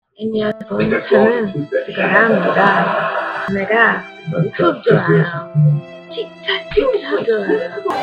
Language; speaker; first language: Korean; non-native, learner; English